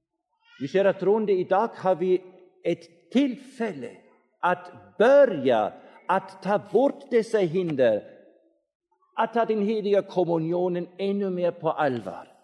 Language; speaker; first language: Swedish; non-native, fluent; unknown